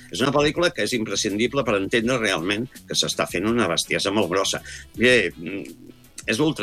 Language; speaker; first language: Catalan; native; Catalan